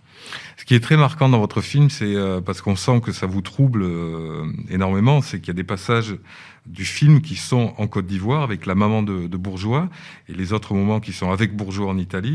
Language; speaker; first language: French; native; French